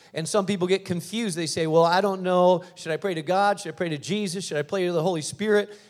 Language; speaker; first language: English; early bilingual, other home language; Spanish